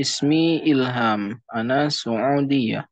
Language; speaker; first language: Arabic; non-native, learner; Indonesian